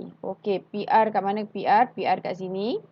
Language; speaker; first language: Malay; native; Malay